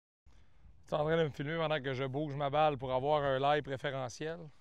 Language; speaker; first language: French; native; French